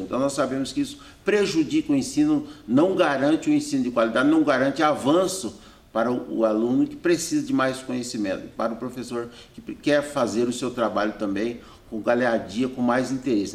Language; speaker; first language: Portuguese; native; Portuguese